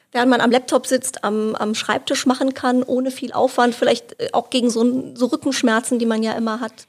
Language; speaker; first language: German; native; German